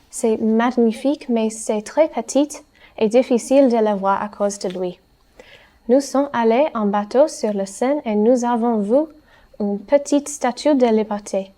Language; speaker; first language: French; non-native, learner; English